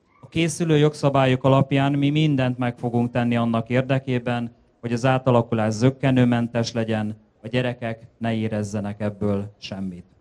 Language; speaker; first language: Hungarian; native; Hungarian